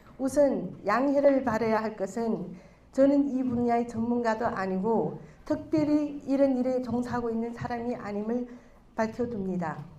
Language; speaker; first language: Korean; non-native, fluent; Chinese